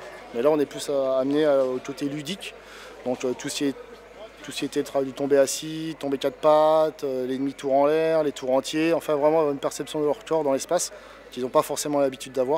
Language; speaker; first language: French; native; French